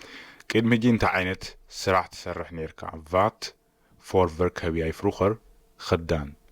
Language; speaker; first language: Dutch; non-native, learner; Tigrinya